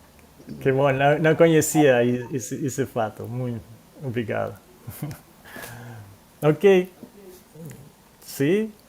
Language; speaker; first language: Portuguese; non-native, fluent; Spanish